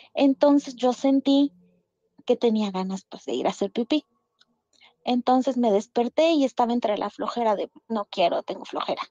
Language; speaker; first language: Spanish; native; Spanish